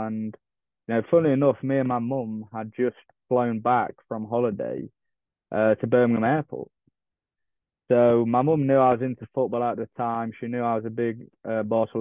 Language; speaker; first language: English; native; English